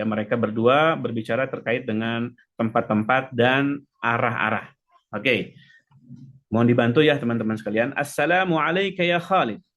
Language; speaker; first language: Indonesian; native; Indonesian